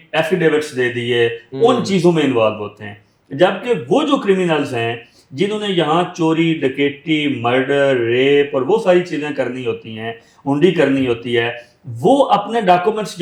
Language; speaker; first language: Urdu; native; Urdu